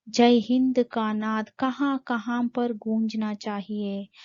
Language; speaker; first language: Hindi; non-native, local second language; Kannada